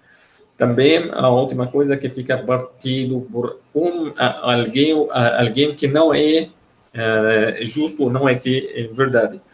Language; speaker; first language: Portuguese; non-native, learner; Arabic